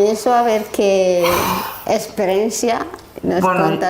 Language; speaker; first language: Spanish; non-native, learner; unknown